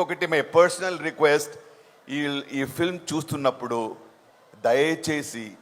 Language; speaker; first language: Telugu; non-native, fluent; Tamil